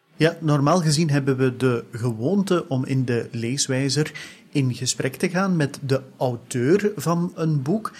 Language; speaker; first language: Dutch; native; Dutch